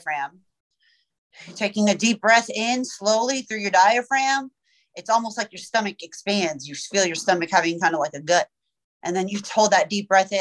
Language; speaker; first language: English; early bilingual, other home language; Persian